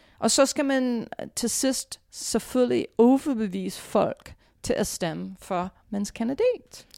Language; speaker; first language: Danish; non-native, fluent; English